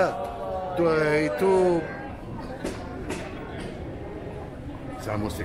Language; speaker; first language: Indonesian; non-native, fluent; Spanish